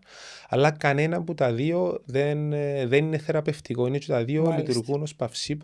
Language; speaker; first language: Greek; native; Greek